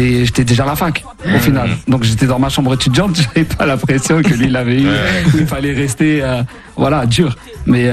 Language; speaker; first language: French; non-native, local second language; Ngazidja Comorian